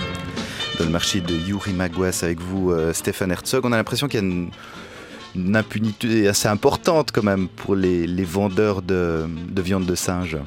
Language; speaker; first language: French; native; French